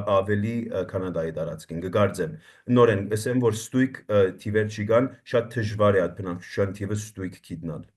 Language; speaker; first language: Armenian; early bilingual, heritage; Armenian